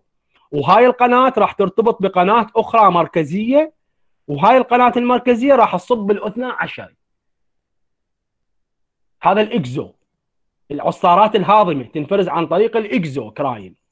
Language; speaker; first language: Arabic; native; Arabic